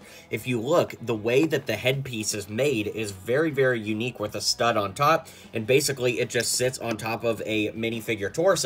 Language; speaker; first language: English; native; English